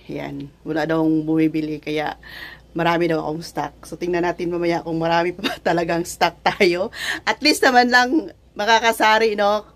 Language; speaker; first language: Filipino; non-native, local second language; Cebuano